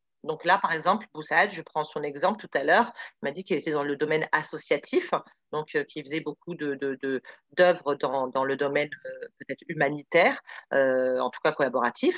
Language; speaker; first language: French; native; French